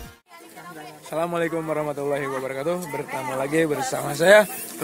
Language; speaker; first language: Indonesian; non-native, local second language; Sundanese